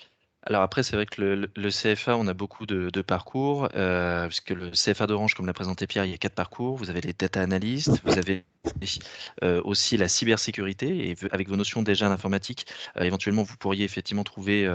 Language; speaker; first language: French; native; French